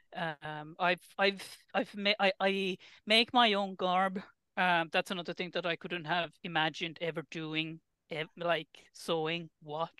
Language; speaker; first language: English; non-native, fluent; Finnish